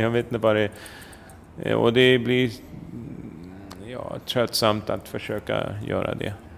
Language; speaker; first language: Swedish; early bilingual, heritage; Swedish